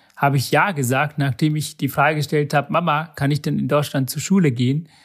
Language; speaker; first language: German; non-native, fluent; Sinhala